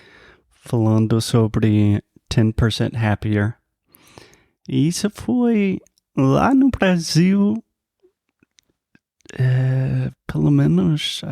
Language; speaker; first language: Portuguese; non-native, fluent; English